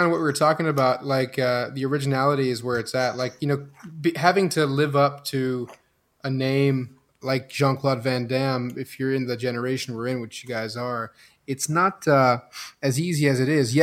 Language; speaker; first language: English; non-native, fluent; French